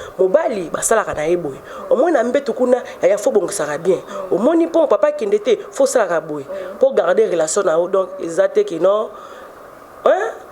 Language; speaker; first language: Lingala; non-native, local second language; Swahili